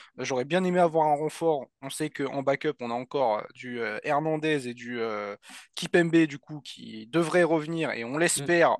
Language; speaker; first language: French; native; French